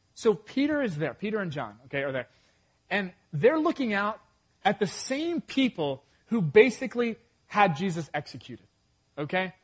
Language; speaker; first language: English; native; English